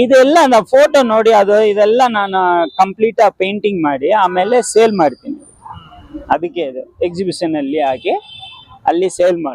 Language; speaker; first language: Kannada; non-native, local second language; Tamil